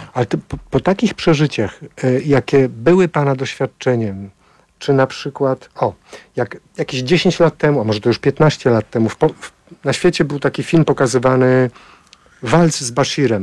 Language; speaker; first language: Polish; native; Polish